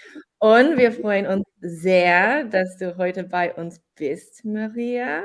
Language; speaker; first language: German; non-native, fluent; English